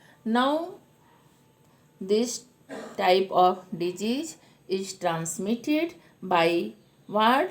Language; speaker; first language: English; non-native, local second language; Hindi